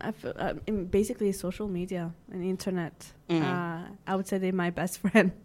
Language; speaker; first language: English; non-native, fluent; French